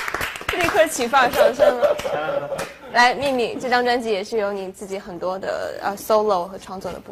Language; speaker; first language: Chinese; native; Chinese